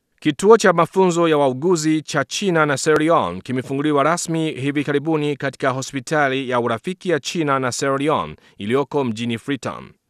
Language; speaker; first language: Swahili; non-native, fluent; Chinese